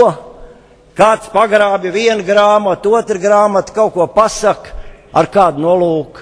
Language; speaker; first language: Latvian; native; Latvian